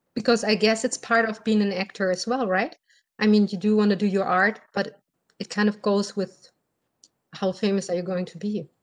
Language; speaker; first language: English; non-native, fluent; German